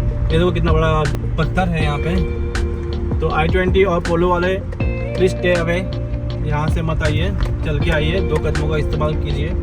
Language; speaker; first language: Hindi; native; Hindi